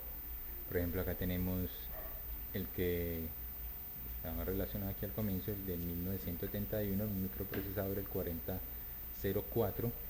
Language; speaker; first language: Spanish; native; Spanish